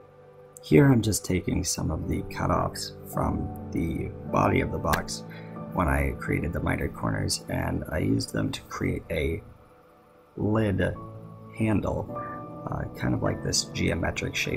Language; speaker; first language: English; native; English